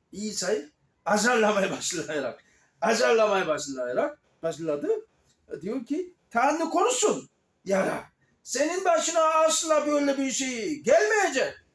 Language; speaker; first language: Turkish; non-native, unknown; Korean